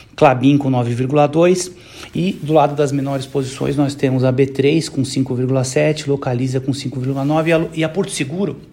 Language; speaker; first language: Portuguese; native; Portuguese